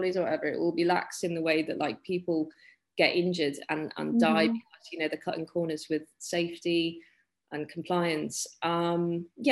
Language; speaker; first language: English; native; English